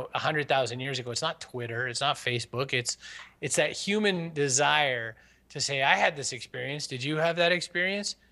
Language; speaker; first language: English; native; English